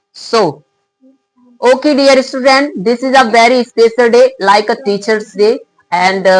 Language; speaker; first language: English; non-native, local second language; Hindi